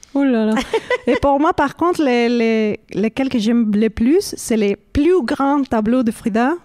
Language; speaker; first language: French; non-native, learner; Spanish